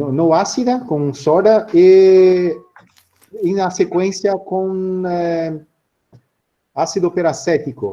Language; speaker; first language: Spanish; non-native, learner; Portuguese